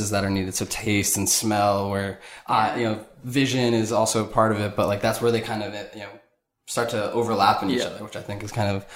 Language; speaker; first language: English; native; English